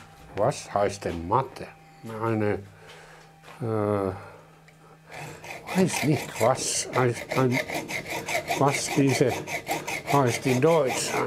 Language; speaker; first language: German; non-native, learner; Finnish